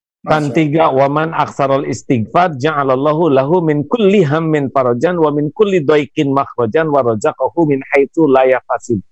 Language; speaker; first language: Indonesian; non-native, local second language; Sundanese